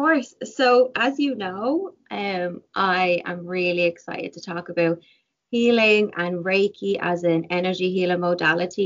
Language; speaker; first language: English; native; English